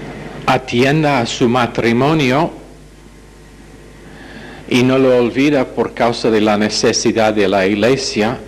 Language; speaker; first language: Spanish; non-native, fluent; English